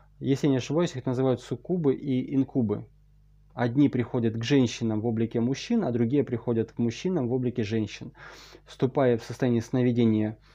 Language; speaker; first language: Russian; native; Russian